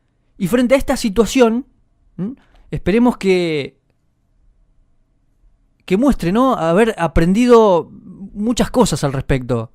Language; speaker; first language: Spanish; native; Spanish